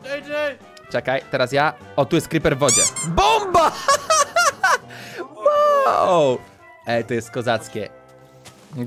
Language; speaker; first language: Polish; native; Polish